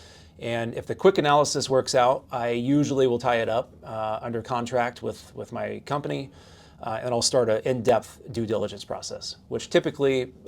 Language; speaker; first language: English; native; English